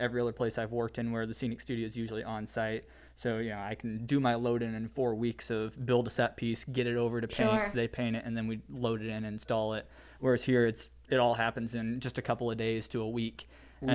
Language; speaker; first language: English; native; English